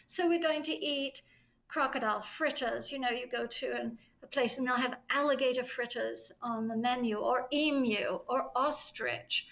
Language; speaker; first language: English; native; English